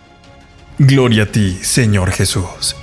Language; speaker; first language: Spanish; native; Spanish